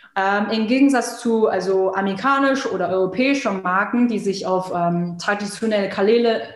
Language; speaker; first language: German; non-native, fluent; Chinese